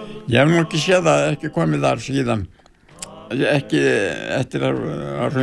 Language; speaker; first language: Icelandic; native; Icelandic